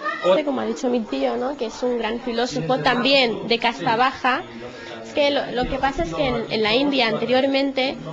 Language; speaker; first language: Spanish; early bilingual, other home language; Punjabi